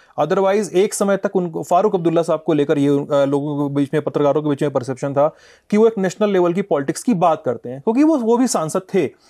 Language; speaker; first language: Hindi; native; Hindi